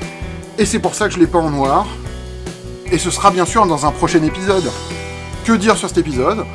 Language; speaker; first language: French; native; French